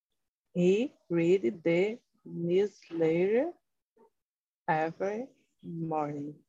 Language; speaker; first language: English; non-native, learner; Portuguese